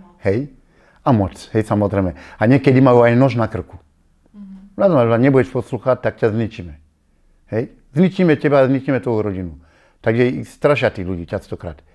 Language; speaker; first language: Slovak; non-native, fluent; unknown